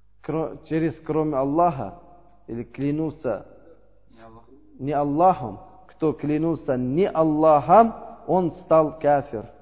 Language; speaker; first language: Russian; non-native, learner; Uzbek